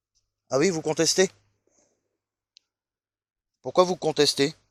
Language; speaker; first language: French; native; French